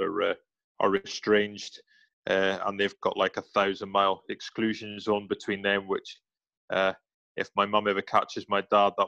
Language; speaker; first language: English; native; English